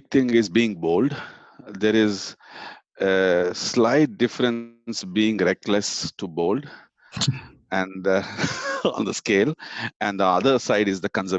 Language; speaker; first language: English; non-native, local second language; Tamil